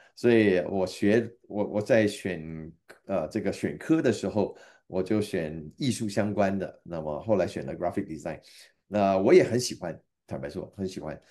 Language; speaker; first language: Chinese; native; Chinese